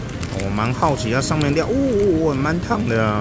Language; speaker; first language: Chinese; native; Chinese